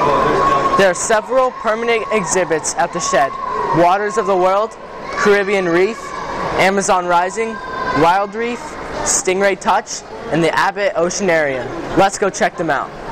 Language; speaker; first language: English; native; English